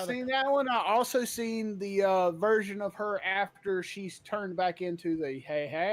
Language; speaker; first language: English; native; English